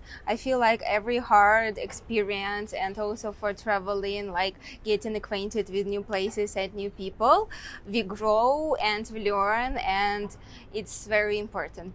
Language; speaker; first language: English; non-native, fluent; Russian